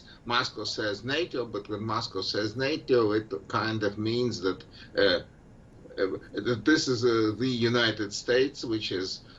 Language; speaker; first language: English; non-native, fluent; Russian